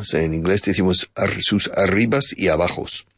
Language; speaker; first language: Spanish; non-native, fluent; English